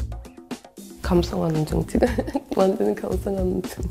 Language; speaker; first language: Korean; non-native, fluent; Turkish